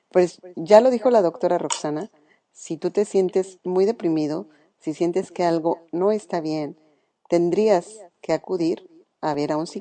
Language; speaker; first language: Spanish; native; Spanish